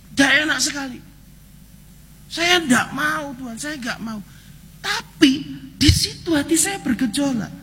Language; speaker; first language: Indonesian; non-native, local second language; Javanese